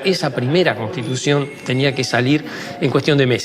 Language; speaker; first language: Spanish; native; Spanish